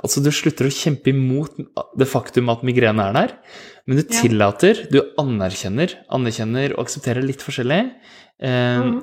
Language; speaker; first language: Norwegian; native; Norwegian